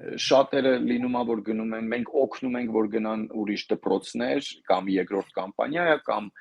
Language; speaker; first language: Armenian; native; Armenian